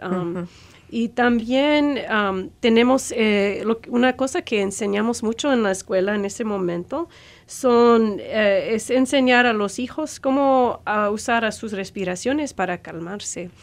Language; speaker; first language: Spanish; non-native, fluent; English